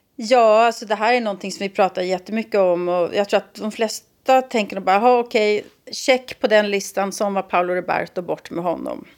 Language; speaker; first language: Swedish; native; Swedish